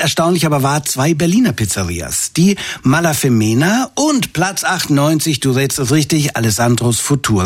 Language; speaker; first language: German; native; German